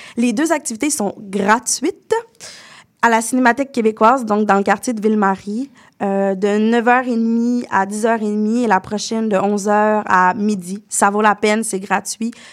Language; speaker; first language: French; native; French